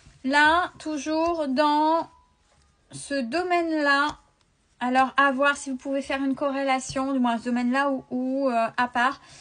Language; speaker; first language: French; native; French